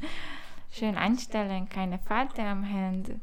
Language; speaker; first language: German; non-native, learner; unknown